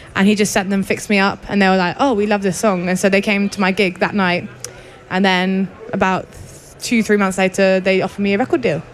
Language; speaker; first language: English; native; English